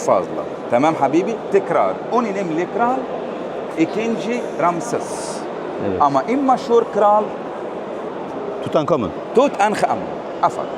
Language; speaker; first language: Turkish; non-native, learner; Arabic